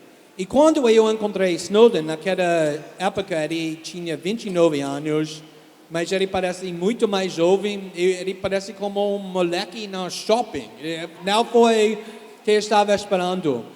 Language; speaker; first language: Portuguese; non-native, fluent; English